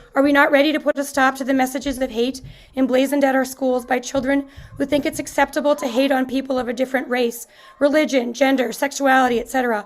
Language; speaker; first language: English; native; English